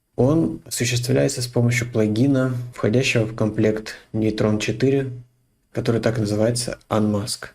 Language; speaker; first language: Russian; native; Russian